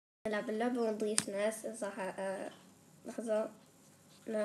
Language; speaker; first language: Arabic; native; Arabic